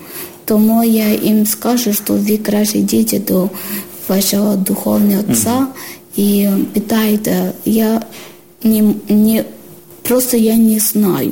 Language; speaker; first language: Ukrainian; non-native, learner; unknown